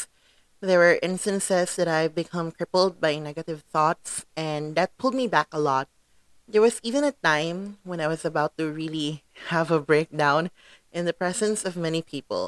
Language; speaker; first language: English; non-native, local second language; Cebuano